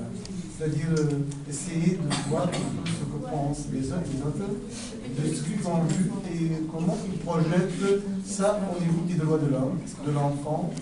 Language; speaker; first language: French; non-native, local second language; Arabic